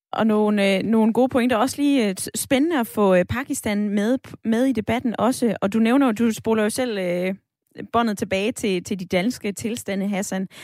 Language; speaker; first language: Danish; native; Danish